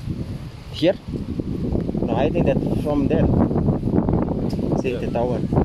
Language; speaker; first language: English; non-native, learner; Indonesian